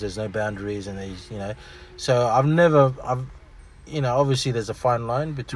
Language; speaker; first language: English; non-native, local second language; Fijian